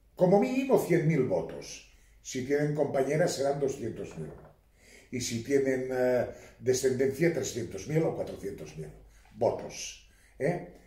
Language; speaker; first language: Spanish; native; Spanish